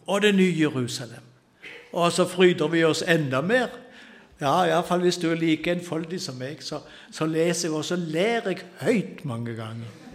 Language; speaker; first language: Norwegian; native; Norwegian